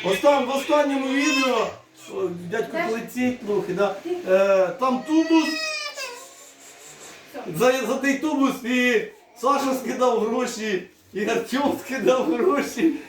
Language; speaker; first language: Ukrainian; native; Ukrainian